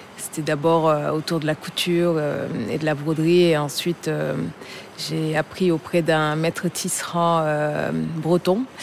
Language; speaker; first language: French; non-native, local second language; Wolof